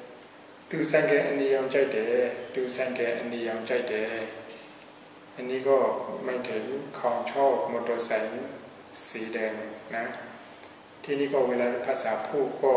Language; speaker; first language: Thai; non-native, fluent; Burmese